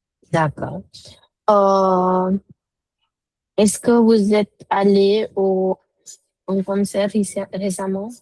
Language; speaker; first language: French; non-native, fluent; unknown